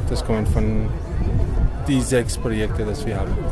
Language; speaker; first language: German; non-native, learner; Portuguese